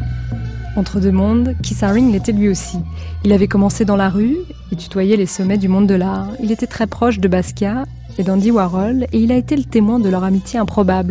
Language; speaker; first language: French; native; French